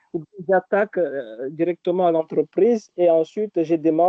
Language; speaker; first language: French; non-native, local second language; Arabic